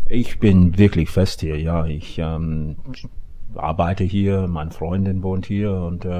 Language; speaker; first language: German; non-native, fluent; English